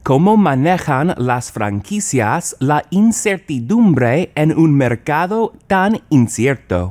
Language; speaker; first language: Spanish; non-native, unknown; English